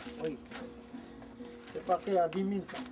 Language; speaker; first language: French; non-native, local second language; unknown